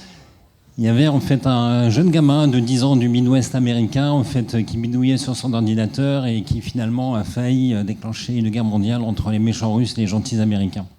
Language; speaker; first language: French; native; French